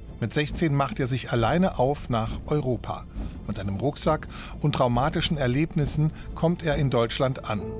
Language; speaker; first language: German; native; German